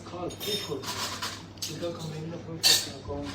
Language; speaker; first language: German; non-native, learner; Italian